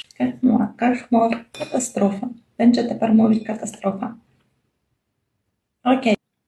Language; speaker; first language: Polish; non-native, learner; Ukrainian